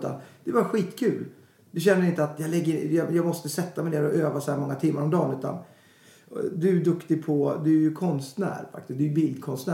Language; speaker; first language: Swedish; native; Swedish